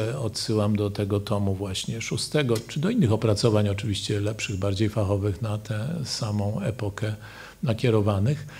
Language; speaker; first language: Polish; native; Polish